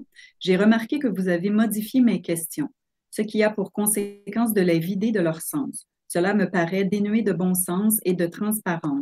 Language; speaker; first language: French; native; French